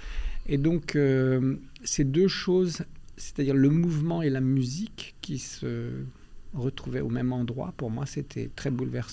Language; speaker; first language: French; early bilingual, other home language; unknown